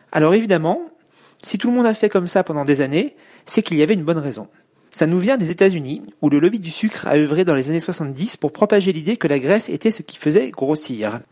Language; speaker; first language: French; native; French